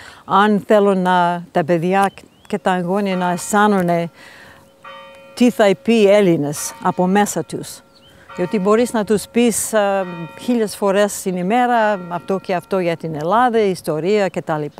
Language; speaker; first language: Greek; non-native, fluent; English